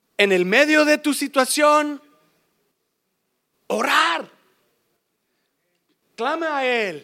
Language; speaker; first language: Spanish; early bilingual, heritage; English